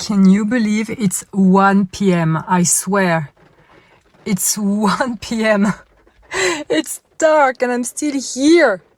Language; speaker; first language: English; non-native, fluent; French